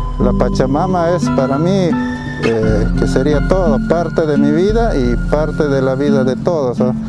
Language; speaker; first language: Spanish; non-native, local second language; Quechua